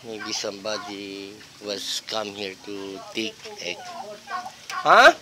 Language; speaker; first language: English; non-native, local second language; Filipino